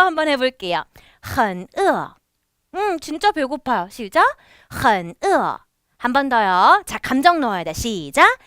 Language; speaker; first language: Korean; native; Korean